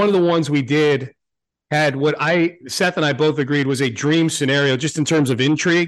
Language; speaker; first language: English; native; English